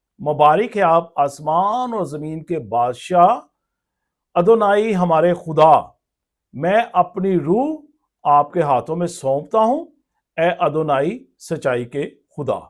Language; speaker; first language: Urdu; non-native, local second language; Punjabi